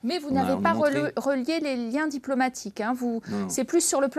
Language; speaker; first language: French; native; French